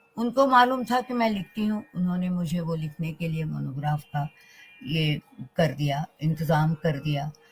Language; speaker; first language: Hindi; non-native, local second language; Marathi